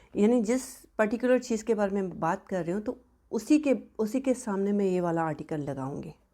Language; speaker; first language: Hindi; native; Hindi